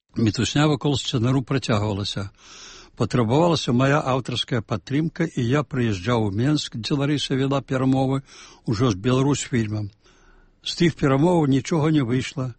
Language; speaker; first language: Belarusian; native; Belarusian